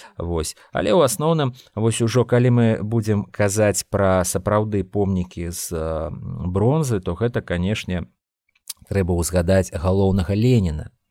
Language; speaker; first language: Belarusian; non-native, local second language; Russian